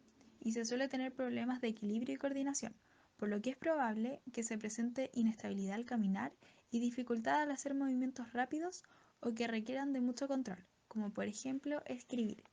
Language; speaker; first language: Spanish; native; Spanish